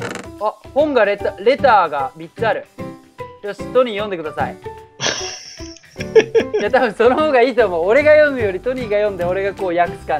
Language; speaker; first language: Japanese; native; Japanese